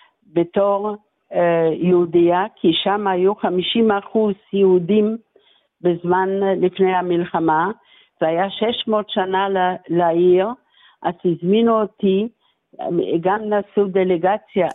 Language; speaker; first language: Hebrew; non-native, fluent; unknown